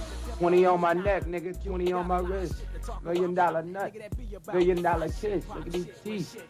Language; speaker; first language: English; native; English